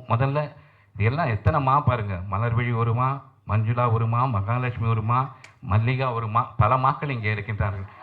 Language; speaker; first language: Tamil; non-native, local second language; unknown